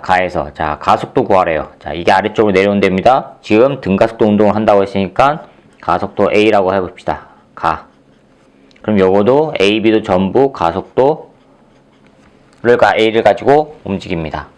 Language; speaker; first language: Korean; native; Korean